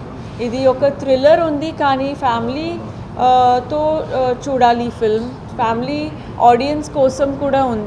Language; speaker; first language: Telugu; non-native, local second language; Tamil